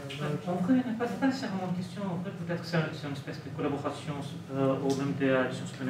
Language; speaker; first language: French; non-native, learner; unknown